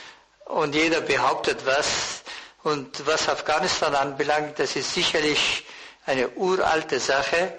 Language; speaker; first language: German; non-native, fluent; Persian